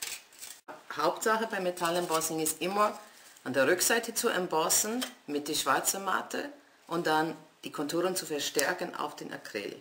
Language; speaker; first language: German; non-native, fluent; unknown